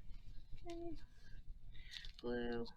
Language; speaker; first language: English; native; English